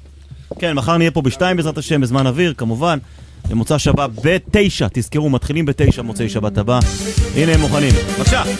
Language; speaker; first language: Hebrew; native; Hebrew